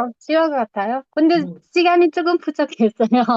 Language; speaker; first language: Korean; non-native, learner; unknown